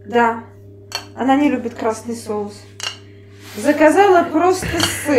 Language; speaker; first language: Russian; native; Russian